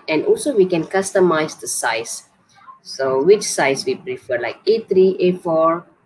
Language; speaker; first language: English; non-native, local second language; Tamil